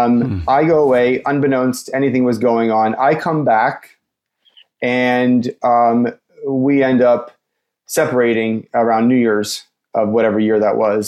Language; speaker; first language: English; native; English